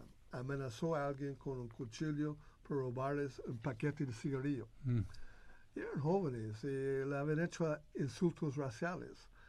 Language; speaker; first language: Spanish; non-native, fluent; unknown